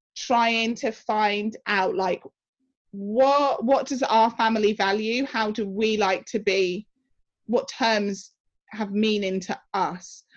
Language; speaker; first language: English; native; English